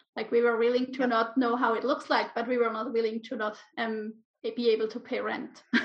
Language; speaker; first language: English; non-native, fluent; German